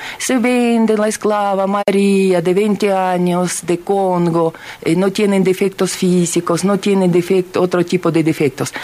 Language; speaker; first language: Spanish; non-native, fluent; Russian